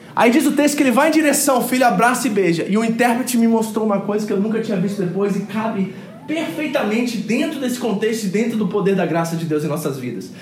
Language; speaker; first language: Portuguese; early bilingual, other home language; English